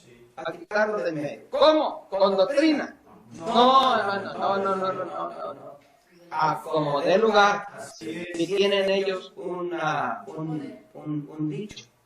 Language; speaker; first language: Spanish; native; Spanish